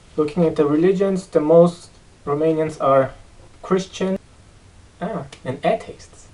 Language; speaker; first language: English; non-native, fluent; Romanian